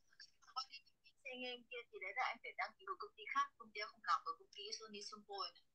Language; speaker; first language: Vietnamese; native; Vietnamese